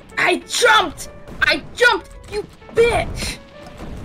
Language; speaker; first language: English; native; English